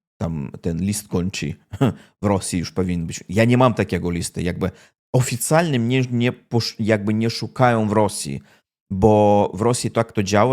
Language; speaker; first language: Polish; non-native, learner; Russian